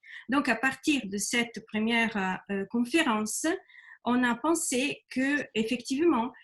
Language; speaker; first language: French; non-native, fluent; Italian